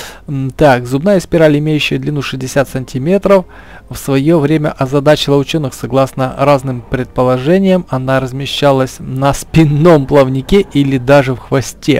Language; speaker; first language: Russian; native; Russian